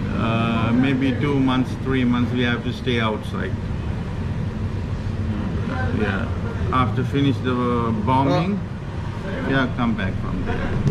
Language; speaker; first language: English; non-native, learner; Tamil